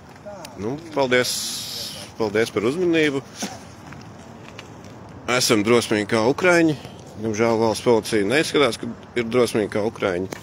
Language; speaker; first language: Latvian; native; Latvian